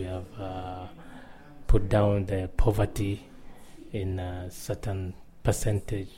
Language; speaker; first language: English; non-native, local second language; Swahili